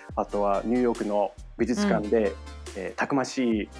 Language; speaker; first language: Japanese; non-native, fluent; English